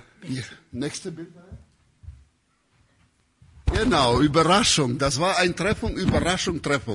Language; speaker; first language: German; non-native, fluent; Albanian